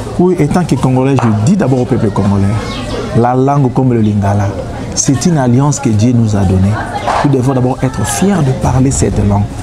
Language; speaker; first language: French; non-native, local second language; Lingala